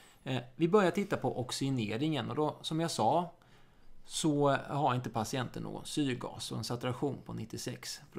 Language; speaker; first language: Swedish; native; Swedish